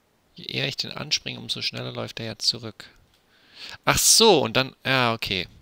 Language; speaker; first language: German; native; German